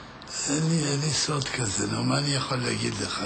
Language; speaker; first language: Hebrew; non-native, learner; French